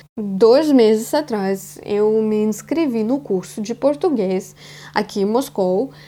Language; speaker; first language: Portuguese; non-native, fluent; Russian